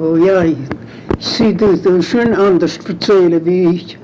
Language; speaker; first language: German; early bilingual, heritage; German